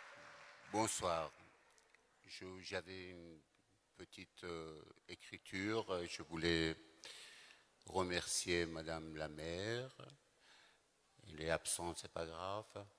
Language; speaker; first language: French; non-native, fluent; Persian